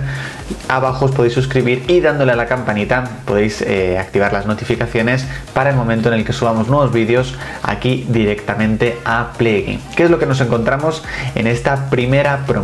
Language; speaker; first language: Spanish; native; Spanish